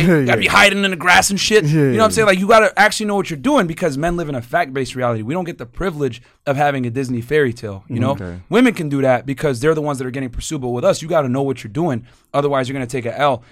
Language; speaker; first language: English; native; English